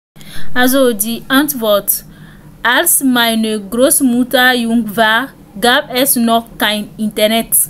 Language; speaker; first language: German; non-native, fluent; French